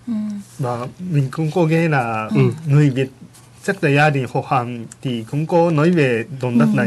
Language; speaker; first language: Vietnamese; non-native, fluent; Japanese